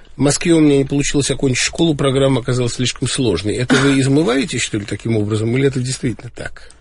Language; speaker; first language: Russian; native; Russian